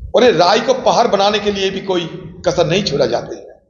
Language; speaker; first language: Hindi; non-native, local second language; Bangla